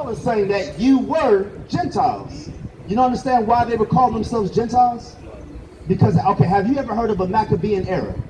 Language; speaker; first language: English; native; English